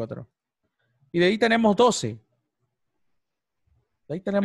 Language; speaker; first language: Spanish; native; Spanish